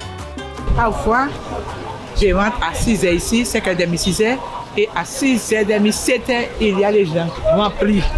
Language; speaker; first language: French; non-native, local second language; English